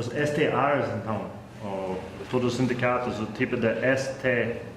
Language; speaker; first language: Portuguese; non-native, learner; English